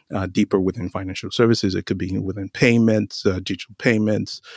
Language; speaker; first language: English; non-native, local second language; Yoruba